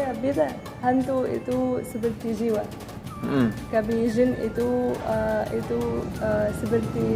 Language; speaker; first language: Indonesian; non-native, fluent; Arabic